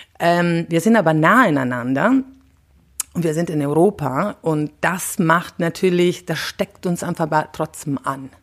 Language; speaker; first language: German; non-native, fluent; Italian